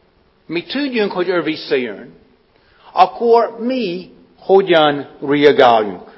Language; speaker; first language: Hungarian; non-native, fluent; English